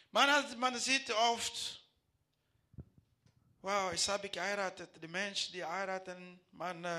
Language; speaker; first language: German; non-native, learner; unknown